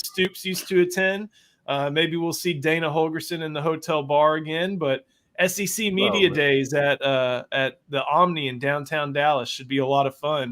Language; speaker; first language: English; native; English